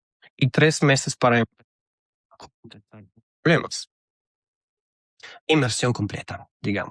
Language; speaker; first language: Spanish; non-native, fluent; Russian